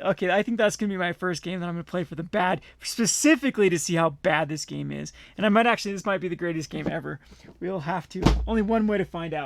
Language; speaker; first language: English; native; English